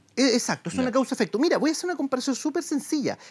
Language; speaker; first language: Spanish; native; Spanish